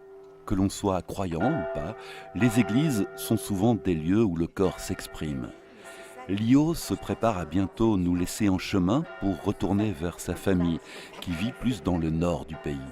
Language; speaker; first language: French; native; French